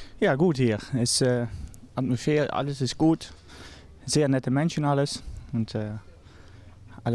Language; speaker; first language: German; non-native, learner; Dutch